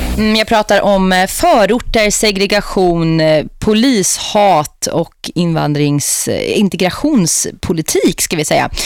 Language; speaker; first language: Swedish; native; Swedish